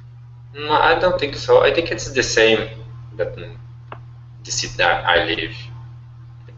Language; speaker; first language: English; non-native, learner; Portuguese